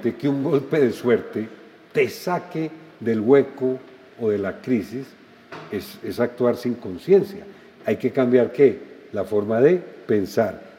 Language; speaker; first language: Spanish; native; Spanish